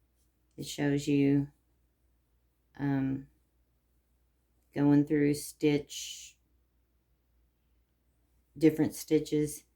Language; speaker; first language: English; native; English